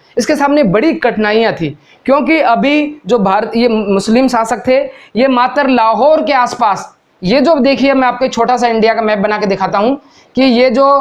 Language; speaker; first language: Hindi; native; Hindi